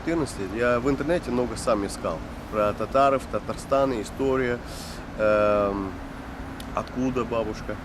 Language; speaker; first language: Russian; early bilingual, heritage; Dutch